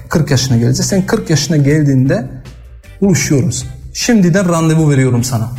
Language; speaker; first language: Turkish; early bilingual, heritage; Turkish